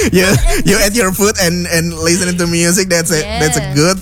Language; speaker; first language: English; non-native, learner; Indonesian